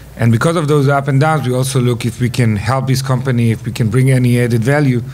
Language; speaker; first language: English; non-native, fluent; Hebrew